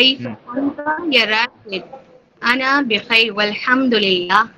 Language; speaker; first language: Arabic; non-native, learner; Urdu